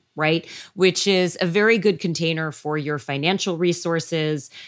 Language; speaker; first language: English; native; English